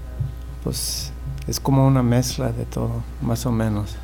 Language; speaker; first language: Spanish; early bilingual, heritage; English